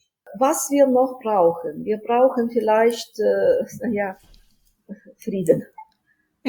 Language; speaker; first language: German; non-native, fluent; Ukrainian